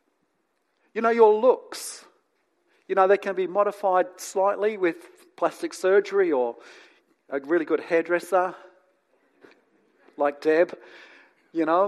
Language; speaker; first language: English; native; English